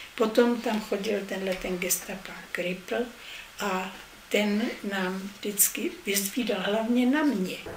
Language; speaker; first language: Czech; native; Czech